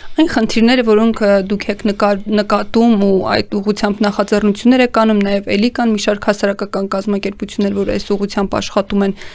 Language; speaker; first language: Armenian; native; Armenian